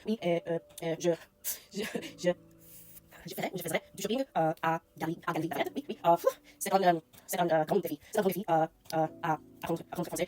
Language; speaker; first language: French; non-native, learner; English